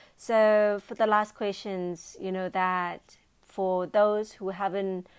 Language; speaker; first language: English; non-native, fluent; Thai